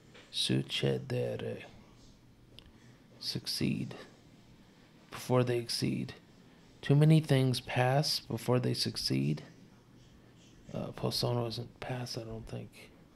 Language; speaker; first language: English; native; English